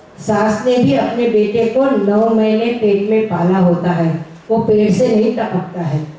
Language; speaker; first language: Hindi; non-native, local second language; Gujarati